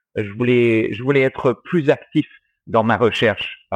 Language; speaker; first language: French; early bilingual, heritage; English